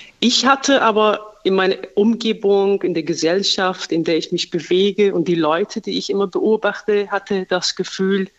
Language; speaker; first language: German; non-native, fluent; Persian